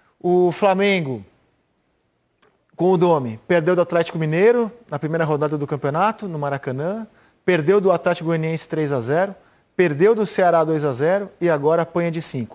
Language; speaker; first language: Portuguese; native; Portuguese